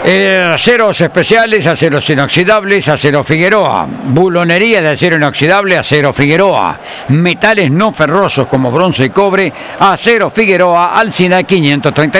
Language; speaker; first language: Spanish; native; Spanish